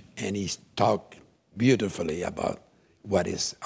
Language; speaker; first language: English; non-native, fluent; French